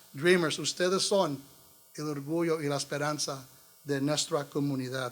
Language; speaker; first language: Spanish; early bilingual, heritage; Spanish